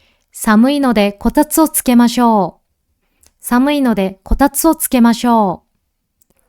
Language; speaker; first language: Japanese; non-native, fluent; Korean